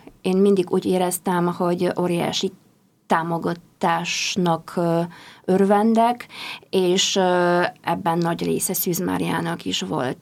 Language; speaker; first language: Hungarian; non-native, fluent; Polish